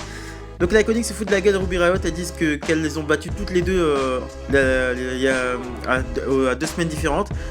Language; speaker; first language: French; native; French